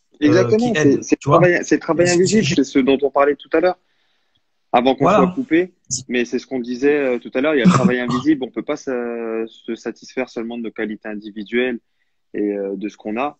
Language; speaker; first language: French; native; French